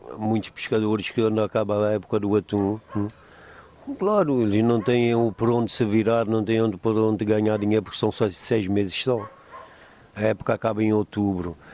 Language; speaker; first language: Portuguese; native; Portuguese